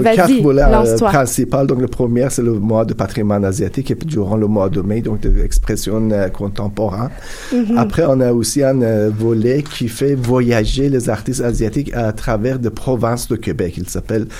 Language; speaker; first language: French; non-native, fluent; Persian